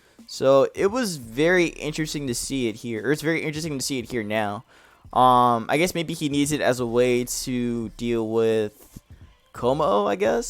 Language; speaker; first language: English; native; English